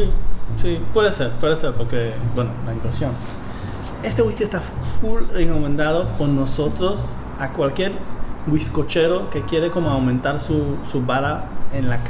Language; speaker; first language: Spanish; non-native, fluent; English